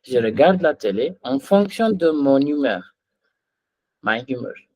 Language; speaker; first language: French; non-native, fluent; Hindi